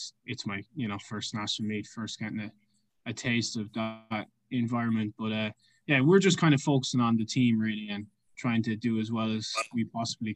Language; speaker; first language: English; native; English